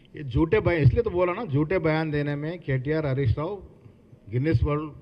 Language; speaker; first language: Hindi; non-native, local second language; Telugu